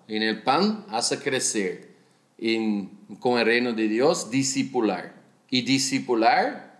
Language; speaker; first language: Spanish; non-native, learner; Dutch